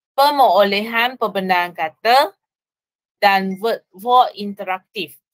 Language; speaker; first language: Malay; non-native, local second language; Chinese